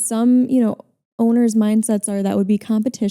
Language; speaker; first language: English; native; English